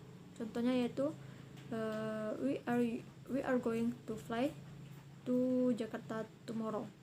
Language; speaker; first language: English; non-native, learner; Indonesian